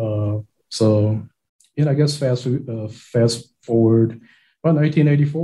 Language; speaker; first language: English; non-native, fluent; Japanese